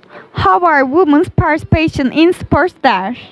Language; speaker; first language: English; non-native, learner; Turkish